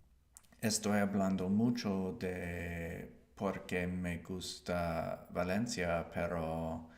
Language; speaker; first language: Spanish; non-native, learner; English